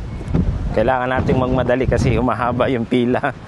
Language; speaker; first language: Filipino; native; Filipino